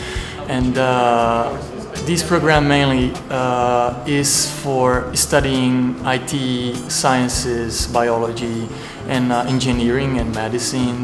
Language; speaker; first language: English; non-native, fluent; Portuguese